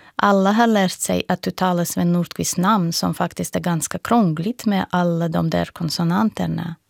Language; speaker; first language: Swedish; non-native, fluent; Russian